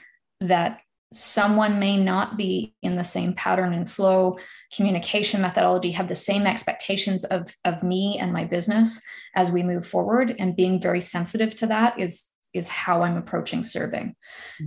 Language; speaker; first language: English; native; English